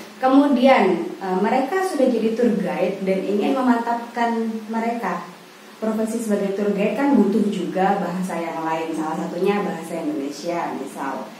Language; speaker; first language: Indonesian; native; Indonesian